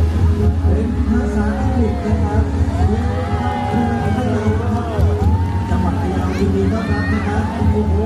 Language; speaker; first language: Thai; native; Thai